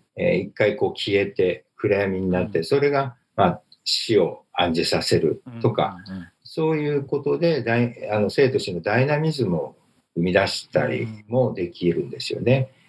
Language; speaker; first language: Japanese; native; Japanese